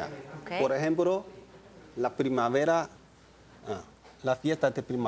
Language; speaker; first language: Spanish; non-native, learner; Chinese